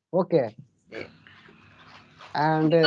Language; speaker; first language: English; non-native, learner; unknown